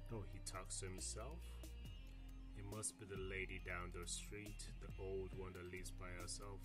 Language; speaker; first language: English; non-native, local second language; Krio